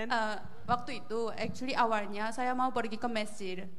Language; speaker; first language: Indonesian; non-native, learner; Korean